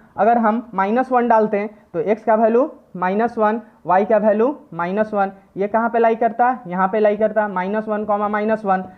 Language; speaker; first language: Hindi; native; Hindi